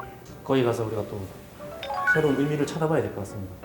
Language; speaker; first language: Korean; native; Korean